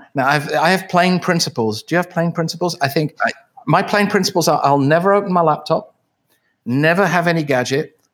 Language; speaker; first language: English; native; English